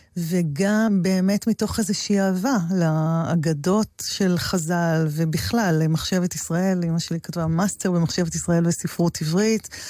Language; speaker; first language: Hebrew; native; Hebrew